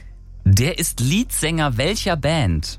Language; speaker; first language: German; native; German